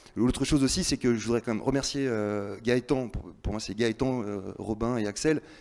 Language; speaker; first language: French; native; French